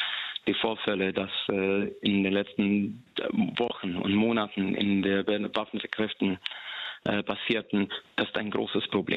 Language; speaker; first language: German; non-native, fluent; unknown